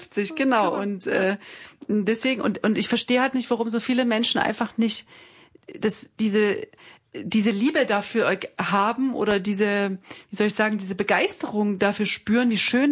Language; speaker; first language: German; native; German